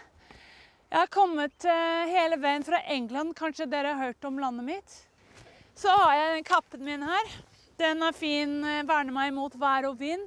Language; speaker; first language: Norwegian; non-native, fluent; English